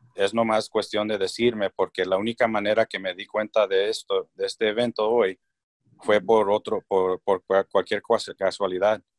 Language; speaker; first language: Spanish; early bilingual, heritage; Spanish